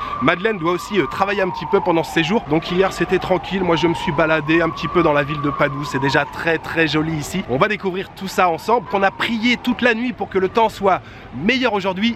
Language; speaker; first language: French; native; French